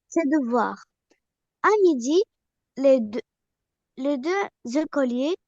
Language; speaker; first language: French; non-native, learner; Arabic